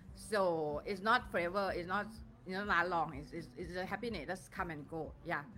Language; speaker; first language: English; non-native, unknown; Thai